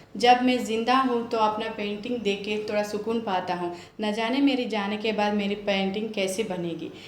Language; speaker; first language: Hindi; non-native, local second language; Telugu